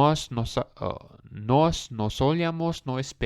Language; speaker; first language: Portuguese; non-native, learner; English